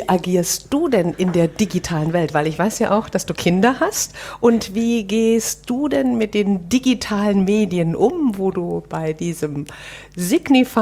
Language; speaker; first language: German; native; German